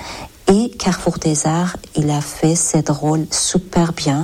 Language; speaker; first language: French; non-native, learner; Persian